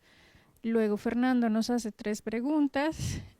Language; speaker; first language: Spanish; native; Spanish